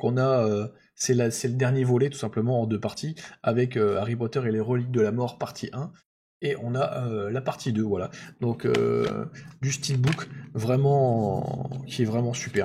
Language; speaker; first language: French; native; French